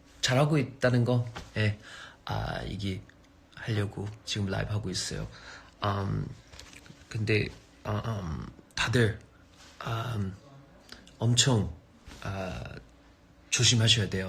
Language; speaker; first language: Korean; non-native, fluent; English